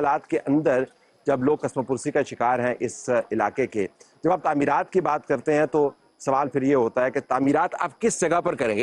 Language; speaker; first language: Urdu; native; Urdu